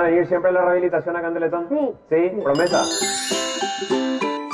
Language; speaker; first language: Spanish; native; Spanish